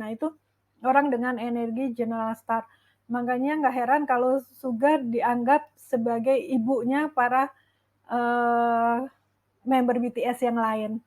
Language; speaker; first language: Indonesian; native; Indonesian